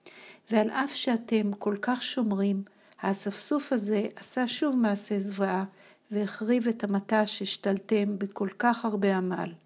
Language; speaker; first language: Hebrew; native; Hebrew